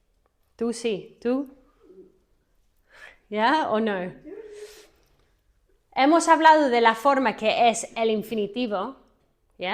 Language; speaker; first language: Spanish; non-native, fluent; English